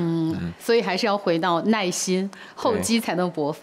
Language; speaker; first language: Chinese; native; Chinese